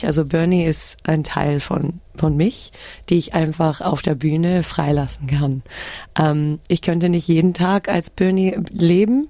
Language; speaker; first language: German; early bilingual, heritage; German